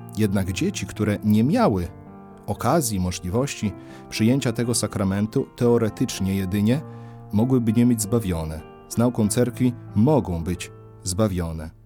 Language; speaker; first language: Polish; native; Polish